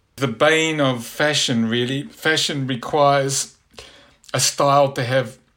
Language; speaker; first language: English; native; English